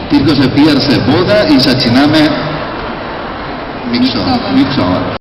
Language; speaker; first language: Polish; non-native, learner; Spanish